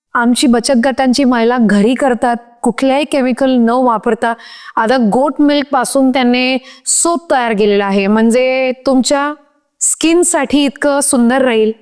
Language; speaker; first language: Marathi; non-native, local second language; Hindi